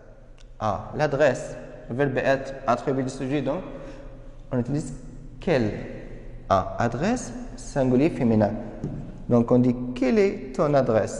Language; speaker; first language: French; non-native, fluent; Arabic